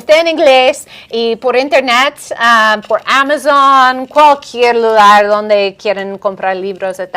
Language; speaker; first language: Spanish; non-native, fluent; English